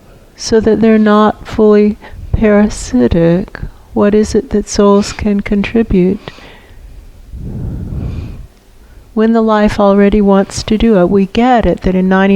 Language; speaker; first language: English; native; English